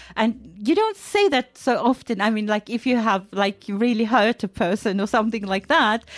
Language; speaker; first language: English; non-native, fluent; Finnish